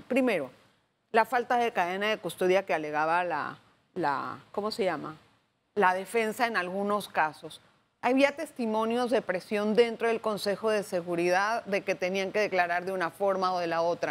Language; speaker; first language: Spanish; native; Spanish